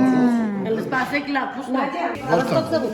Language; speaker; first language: Russian; non-native, local second language; Armenian